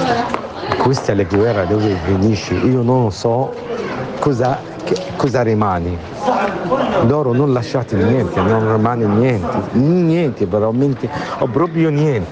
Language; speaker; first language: Italian; non-native, learner; Arabic